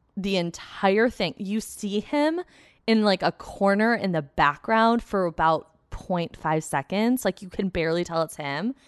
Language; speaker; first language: English; native; English